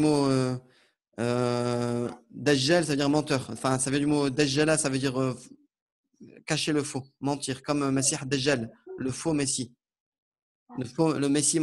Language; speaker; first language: French; native; French